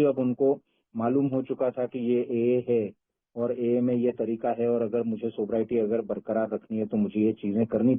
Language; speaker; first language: Hindi; native; Hindi